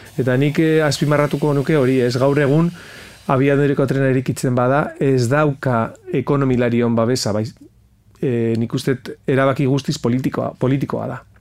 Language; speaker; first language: Basque; non-native, local second language; Spanish